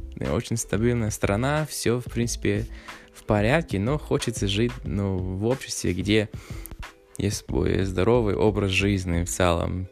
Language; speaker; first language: Russian; non-native, fluent; English